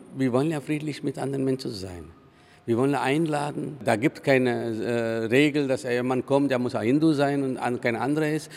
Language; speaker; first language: German; non-native, fluent; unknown